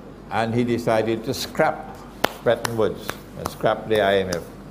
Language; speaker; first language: English; native; English